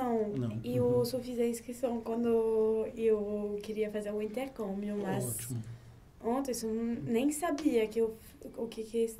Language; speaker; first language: Portuguese; non-native, learner; French